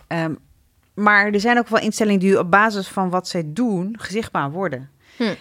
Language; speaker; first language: Dutch; early bilingual, other home language; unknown